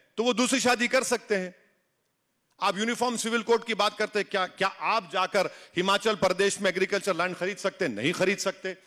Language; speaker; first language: Hindi; non-native, local second language; Urdu